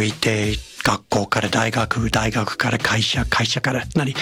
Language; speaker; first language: Japanese; non-native, fluent; English